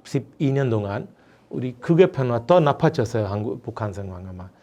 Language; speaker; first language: Korean; non-native, fluent; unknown